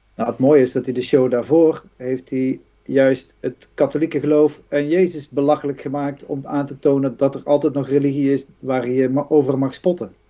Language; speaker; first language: Dutch; native; Dutch